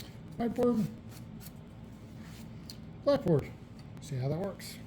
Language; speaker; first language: English; native; English